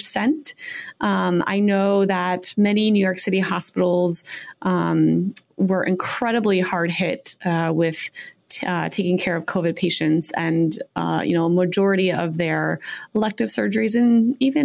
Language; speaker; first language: English; native; English